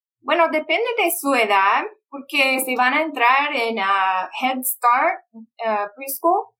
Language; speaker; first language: Spanish; non-native, fluent; English